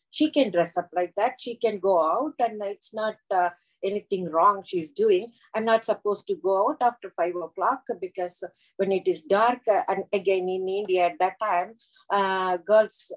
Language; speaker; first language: English; non-native, local second language; Tamil